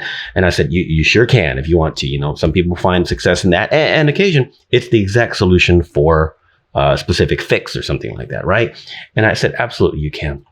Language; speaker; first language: English; native; English